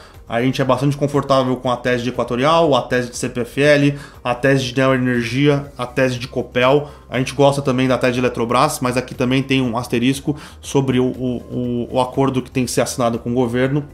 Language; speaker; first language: Portuguese; native; Portuguese